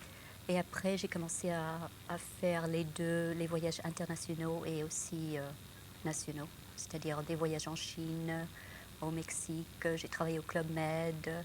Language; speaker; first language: French; non-native, local second language; English